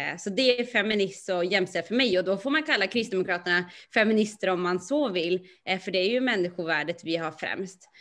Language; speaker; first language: Swedish; native; Swedish